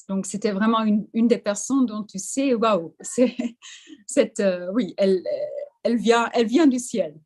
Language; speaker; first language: French; non-native, fluent; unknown